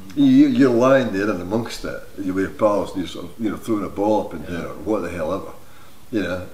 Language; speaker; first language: English; native; English